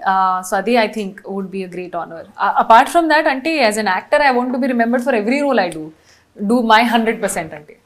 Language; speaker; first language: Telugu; non-native, learner; Hindi